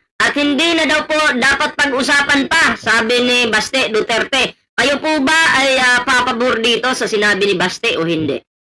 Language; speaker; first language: Filipino; non-native, local second language; Cebuano